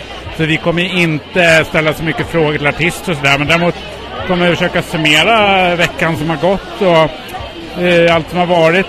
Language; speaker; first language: Swedish; native; Swedish